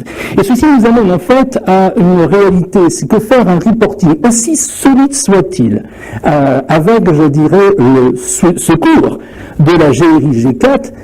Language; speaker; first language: French; native; French